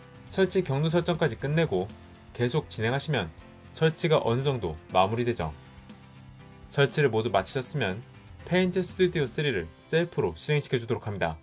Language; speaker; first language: Korean; native; Korean